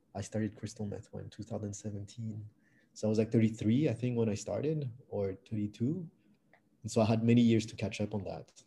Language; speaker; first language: English; non-native, fluent; French